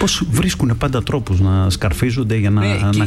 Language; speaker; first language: Greek; native; Greek